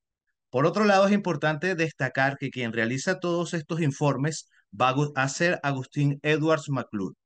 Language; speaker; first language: Spanish; native; Spanish